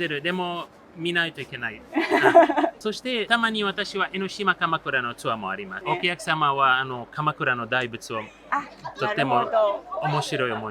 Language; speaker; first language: Japanese; non-native, learner; Arabic